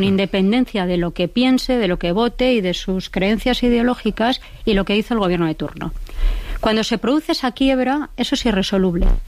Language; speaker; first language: Spanish; native; Spanish